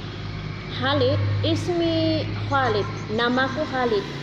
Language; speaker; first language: Arabic; non-native, fluent; Indonesian